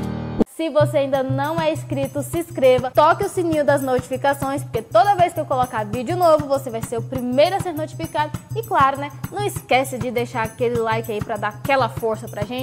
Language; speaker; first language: Portuguese; native; Portuguese